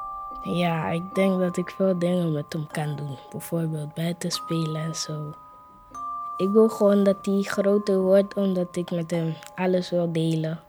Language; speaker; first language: Dutch; early bilingual, other home language; Spanish